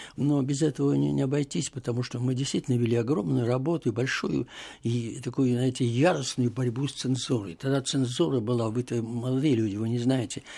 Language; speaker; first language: Russian; native; Russian